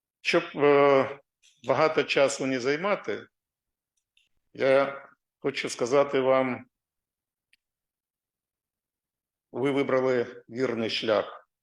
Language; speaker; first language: Ukrainian; non-native, local second language; Russian